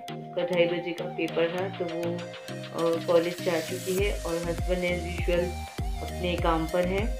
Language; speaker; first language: Hindi; non-native, local second language; Gujarati